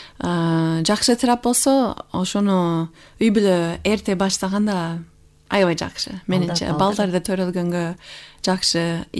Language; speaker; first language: Kyrgyz; non-native, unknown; English